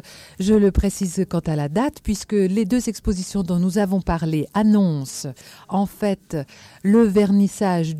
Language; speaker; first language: French; native; French